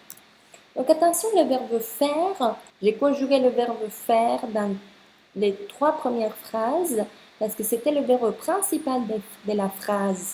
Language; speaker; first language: French; non-native, fluent; Spanish